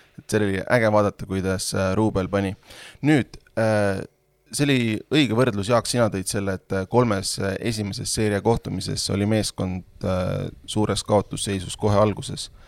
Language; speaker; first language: Estonian; native; Estonian